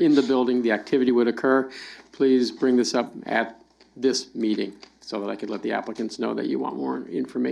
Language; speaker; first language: English; native; English